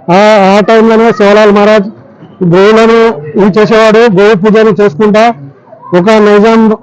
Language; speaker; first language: Telugu; non-native, local second language; Lambadi